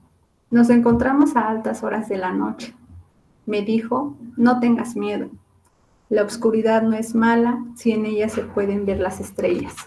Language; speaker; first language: Spanish; non-native, local second language; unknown